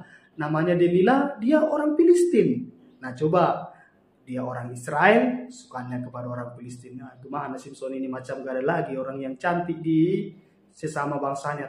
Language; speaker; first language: Indonesian; native; Indonesian